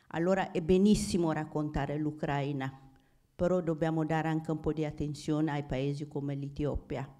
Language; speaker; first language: Italian; non-native, fluent; Amharic